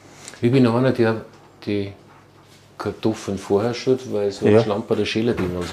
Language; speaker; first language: German; native; German